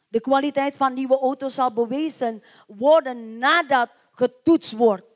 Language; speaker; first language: Dutch; non-native, learner; Indonesian